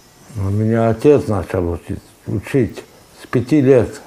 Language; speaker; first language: Russian; non-native, local second language; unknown